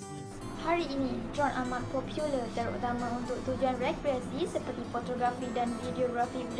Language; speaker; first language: Malay; native; Malay